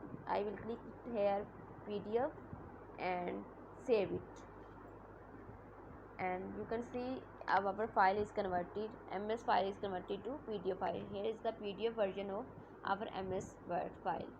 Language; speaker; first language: English; non-native, local second language; Urdu